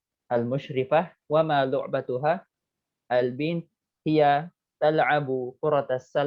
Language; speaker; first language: Arabic; non-native, learner; Indonesian